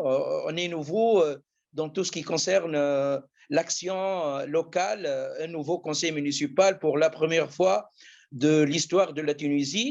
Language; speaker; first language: French; non-native, local second language; Arabic